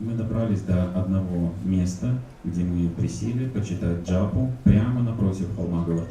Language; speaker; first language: Russian; native; Russian